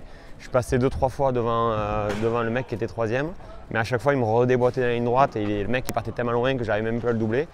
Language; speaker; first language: French; native; French